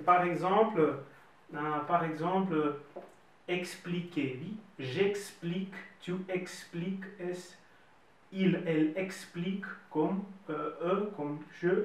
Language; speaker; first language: French; non-native, fluent; Russian